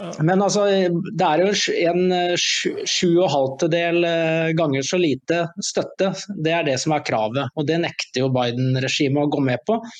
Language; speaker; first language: Norwegian; native; Norwegian